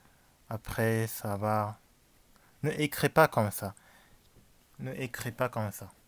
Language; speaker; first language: French; non-native, learner; Japanese